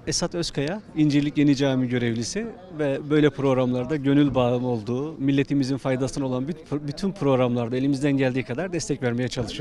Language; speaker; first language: Turkish; native; Turkish